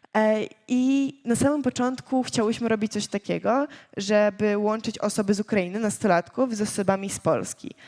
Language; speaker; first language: Polish; early bilingual, other home language; Ukrainian